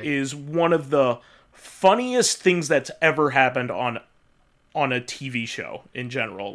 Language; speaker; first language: English; native; English